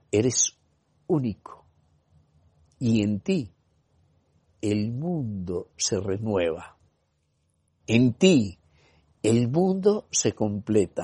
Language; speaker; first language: Spanish; native; Spanish